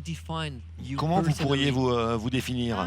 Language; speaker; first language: French; native; French